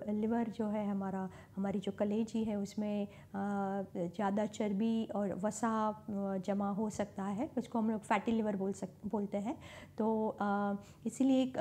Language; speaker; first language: Hindi; non-native, local second language; Marathi